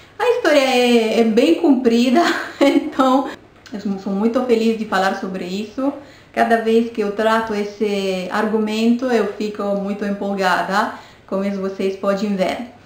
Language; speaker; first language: Portuguese; non-native, fluent; Romanian